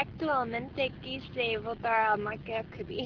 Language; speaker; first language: Spanish; non-native, learner; English